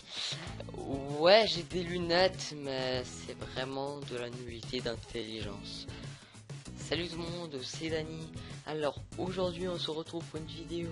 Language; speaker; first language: French; native; French